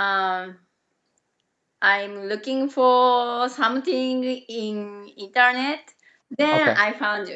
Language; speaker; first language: English; non-native, learner; Japanese